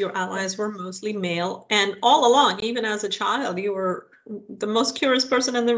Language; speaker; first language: English; non-native, local second language; Hindi